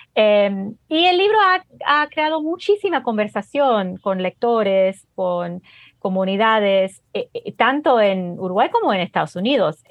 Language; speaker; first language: Spanish; early bilingual, heritage; Spanish